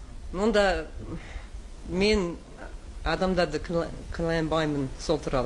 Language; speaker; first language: Kazakh; non-native, fluent; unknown